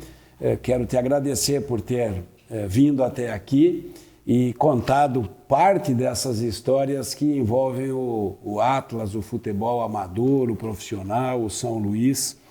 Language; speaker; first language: Portuguese; native; Portuguese